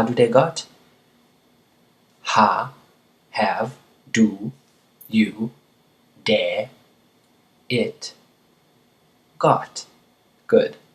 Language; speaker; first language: Danish; non-native, fluent; English